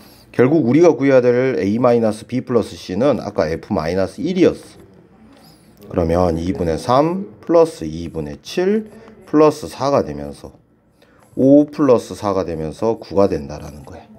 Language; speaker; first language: Korean; native; Korean